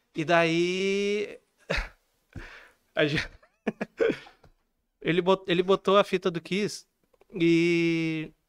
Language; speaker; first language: Portuguese; native; Portuguese